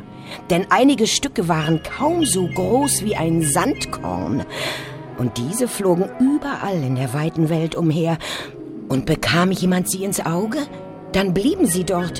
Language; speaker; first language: German; native; German